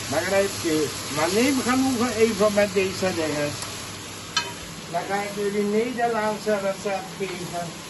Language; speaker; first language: Dutch; non-native, local second language; Caribbean Hindustani